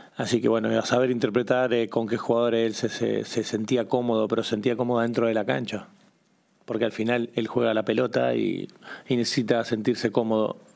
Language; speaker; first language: Spanish; native; Spanish